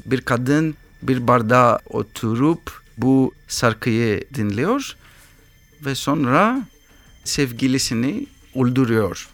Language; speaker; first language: Turkish; non-native, learner; Greek